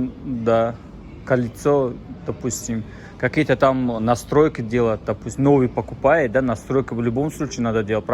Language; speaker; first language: Russian; non-native, learner; Tajik